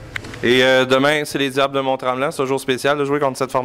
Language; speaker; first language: French; native; French